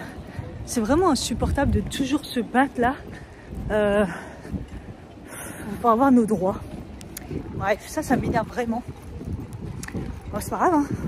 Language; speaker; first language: French; native; French